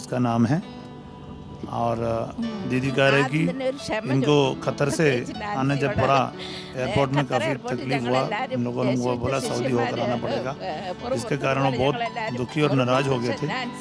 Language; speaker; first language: Hindi; native; Hindi